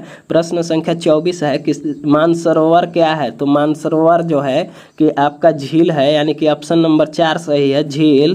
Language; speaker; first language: Hindi; native; Hindi